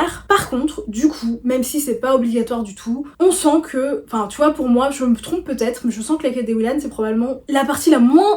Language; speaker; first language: French; native; French